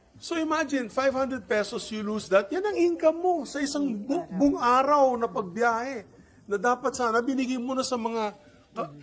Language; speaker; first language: Filipino; non-native, local second language; Cebuano